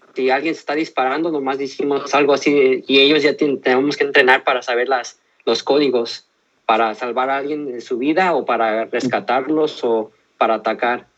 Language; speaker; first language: Spanish; early bilingual, heritage; Spanish